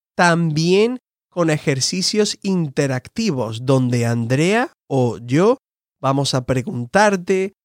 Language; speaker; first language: Spanish; native; Spanish